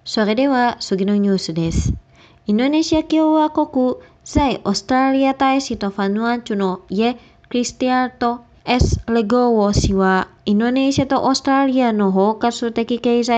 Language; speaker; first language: Japanese; non-native, fluent; Indonesian